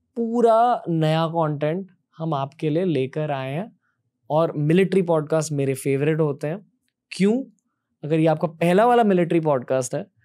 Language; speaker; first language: Hindi; native; Hindi